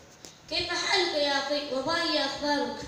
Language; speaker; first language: Arabic; non-native, learner; Urdu